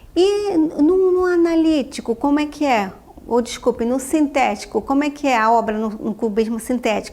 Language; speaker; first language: Portuguese; native; Portuguese